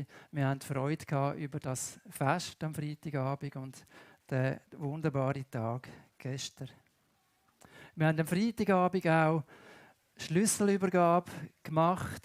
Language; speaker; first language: German; native; German